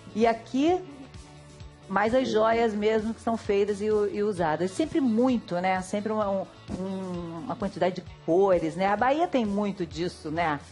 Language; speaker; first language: Portuguese; native; Portuguese